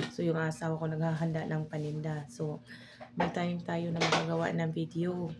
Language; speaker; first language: Filipino; non-native, local second language; Waray